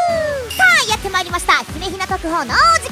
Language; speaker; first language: Japanese; native; Japanese